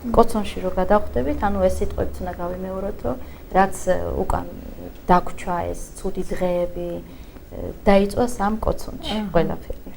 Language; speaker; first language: Georgian; non-native, local second language; Azerbaijani